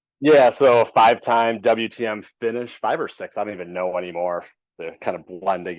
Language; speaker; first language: English; native; English